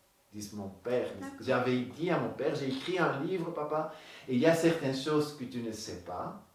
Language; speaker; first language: French; non-native, local second language; Dutch